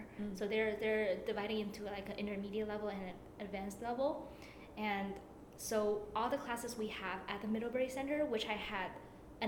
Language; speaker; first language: English; non-native, fluent; Chinese